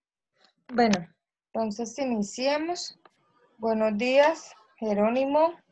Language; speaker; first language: Spanish; native; Spanish